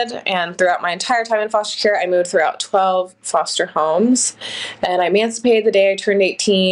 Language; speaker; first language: English; native; English